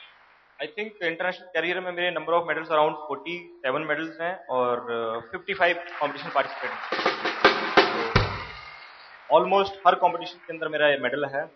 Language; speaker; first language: Hindi; native; Hindi